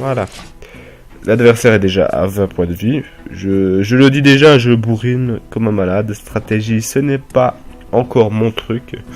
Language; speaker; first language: French; native; French